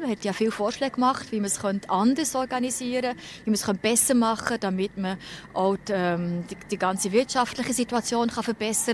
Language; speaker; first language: German; native; German